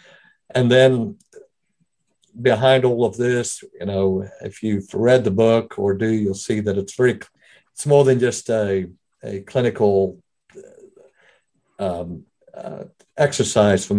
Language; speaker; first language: English; native; English